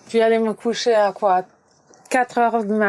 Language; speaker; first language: French; non-native, fluent; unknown